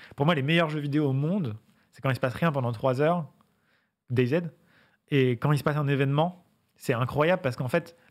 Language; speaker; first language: French; native; French